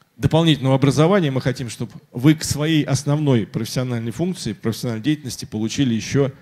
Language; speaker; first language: Russian; native; Russian